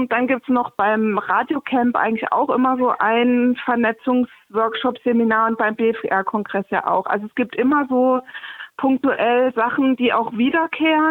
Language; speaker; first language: German; native; German